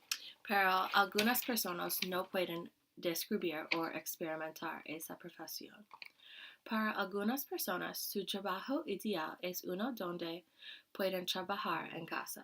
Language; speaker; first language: Spanish; non-native, learner; English